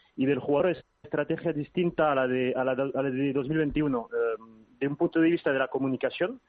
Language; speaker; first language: Spanish; early bilingual, heritage; French